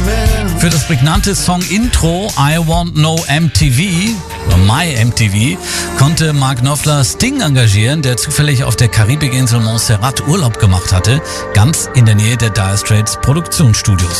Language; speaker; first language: German; native; German